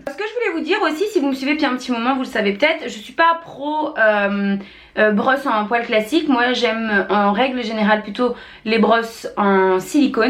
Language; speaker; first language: French; native; French